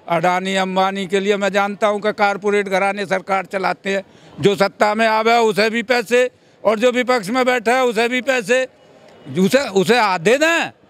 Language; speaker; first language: Hindi; native; Hindi